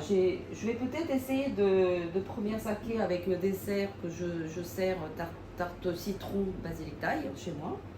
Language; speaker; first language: French; non-native, learner; Korean